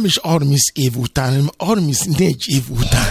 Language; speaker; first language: Hungarian; non-native, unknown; Yoruba